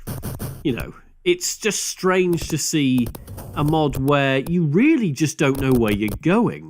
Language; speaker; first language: English; native; English